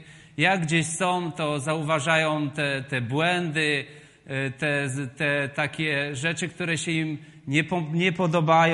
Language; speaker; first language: Polish; native; Polish